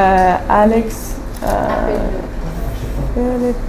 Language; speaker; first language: French; non-native, learner; English